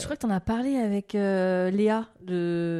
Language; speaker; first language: French; native; French